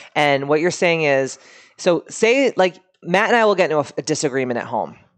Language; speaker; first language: English; native; English